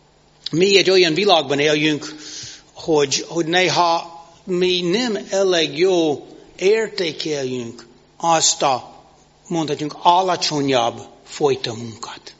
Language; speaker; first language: Hungarian; non-native, fluent; English